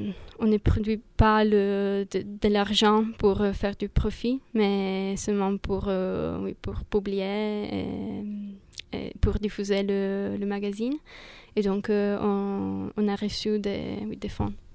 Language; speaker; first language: French; non-native, fluent; Italian